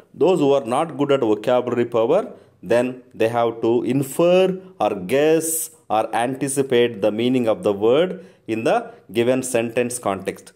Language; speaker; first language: English; non-native, local second language; Telugu